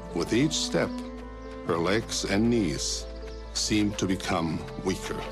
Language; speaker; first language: English; early bilingual, other home language; German